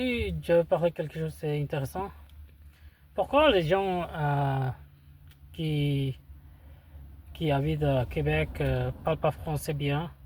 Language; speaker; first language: French; non-native, learner; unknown